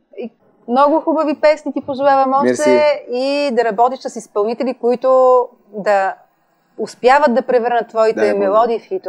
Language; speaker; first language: Bulgarian; native; Bulgarian